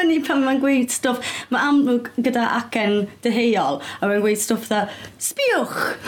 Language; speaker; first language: Welsh; native; Welsh